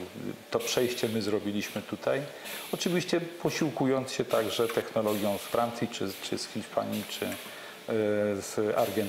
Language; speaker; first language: Polish; native; Polish